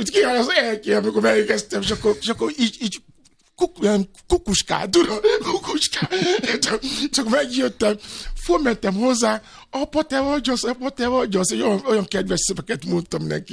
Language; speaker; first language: Hungarian; non-native, learner; Yoruba